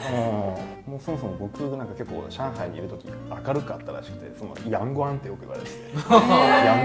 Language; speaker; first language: Japanese; native; Japanese